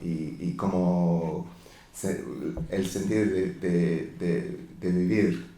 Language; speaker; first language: Spanish; non-native, learner; English